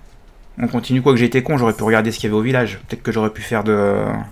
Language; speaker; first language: French; native; French